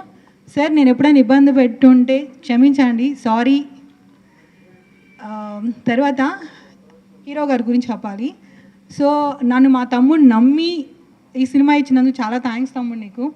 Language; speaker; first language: Telugu; native; Telugu